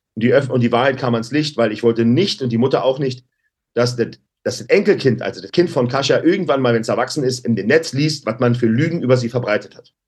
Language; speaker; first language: German; native; German